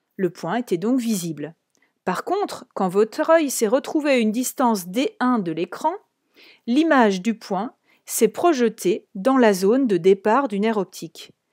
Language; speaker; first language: French; native; French